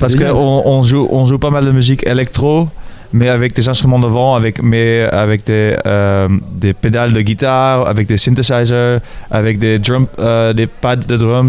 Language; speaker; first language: French; non-native, fluent; Dutch